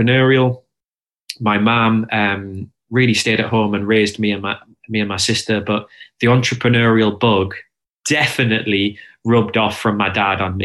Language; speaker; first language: English; native; English